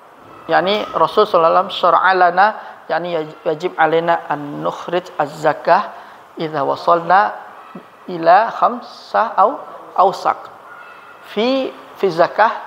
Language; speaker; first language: Arabic; non-native, fluent; Indonesian